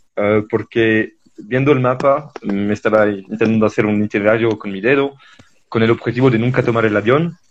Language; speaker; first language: Spanish; non-native, fluent; French